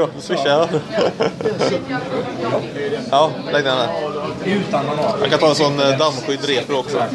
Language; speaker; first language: Swedish; native; Swedish